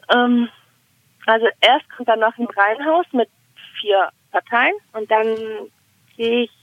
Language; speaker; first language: German; native; German